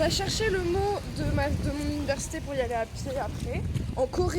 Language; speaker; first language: French; native; French